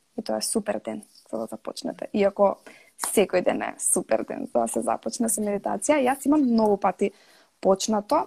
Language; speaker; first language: Macedonian; native; Macedonian